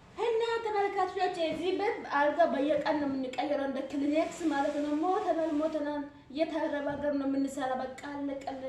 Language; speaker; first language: Arabic; non-native, learner; Oromo